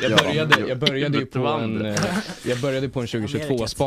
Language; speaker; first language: Swedish; native; Swedish